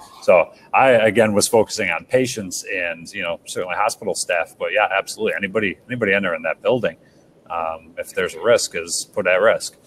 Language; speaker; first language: English; native; English